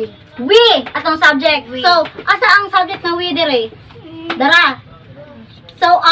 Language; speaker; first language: Cebuano; native; Cebuano